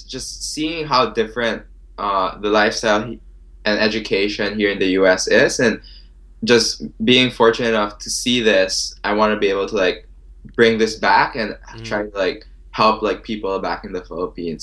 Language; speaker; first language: English; non-native, local second language; Filipino